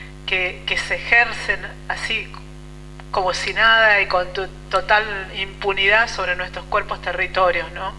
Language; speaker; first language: Spanish; native; Spanish